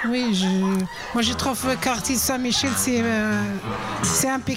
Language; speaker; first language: French; non-native, learner; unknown